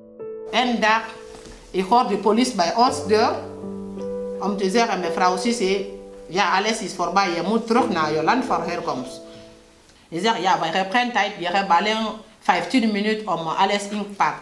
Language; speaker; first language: Dutch; non-native, learner; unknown